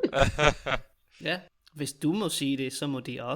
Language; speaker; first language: Danish; native; Danish